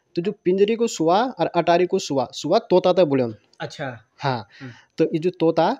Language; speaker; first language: Hindi; non-native, local second language; Garhwali